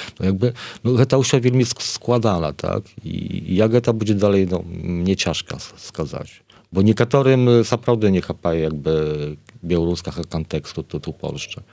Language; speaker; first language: Polish; non-native, learner; Belarusian